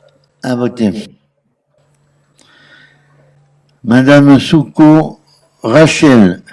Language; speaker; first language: French; native; French